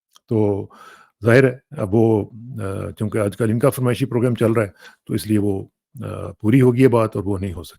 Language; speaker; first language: Urdu; native; Urdu